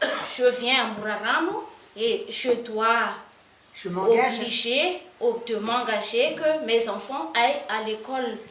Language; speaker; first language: French; non-native, local second language; Malagasy